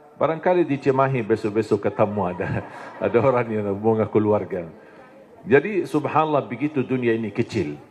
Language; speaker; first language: Indonesian; non-native, fluent; Arabic